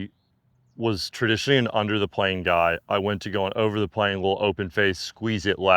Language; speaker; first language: English; native; English